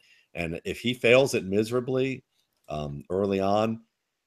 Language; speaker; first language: English; native; English